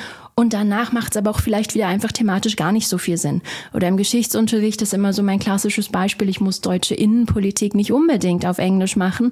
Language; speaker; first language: German; native; German